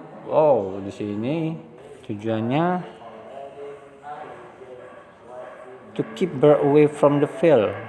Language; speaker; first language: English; non-native, fluent; Indonesian